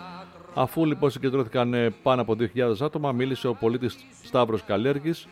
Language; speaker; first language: Greek; native; Greek